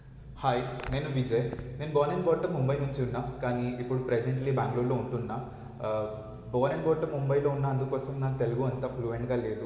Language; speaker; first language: Telugu; early bilingual, heritage; Telugu